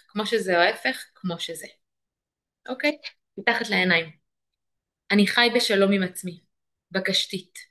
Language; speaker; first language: Hebrew; native; Hebrew